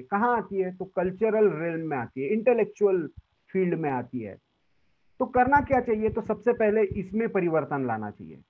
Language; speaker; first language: Hindi; non-native, local second language; Marathi